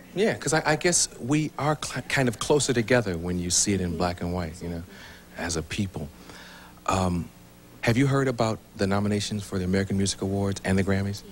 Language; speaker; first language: English; native; English